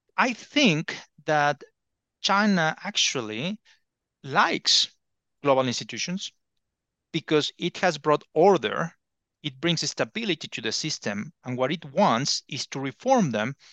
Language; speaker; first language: English; non-native, fluent; Spanish